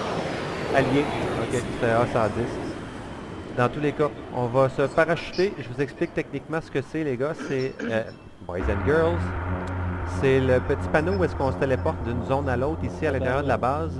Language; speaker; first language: French; native; French